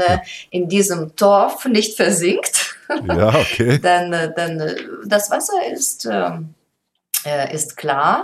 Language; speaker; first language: German; non-native, fluent; Lithuanian